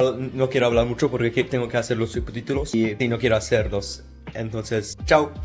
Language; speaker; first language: Spanish; non-native, learner; Swedish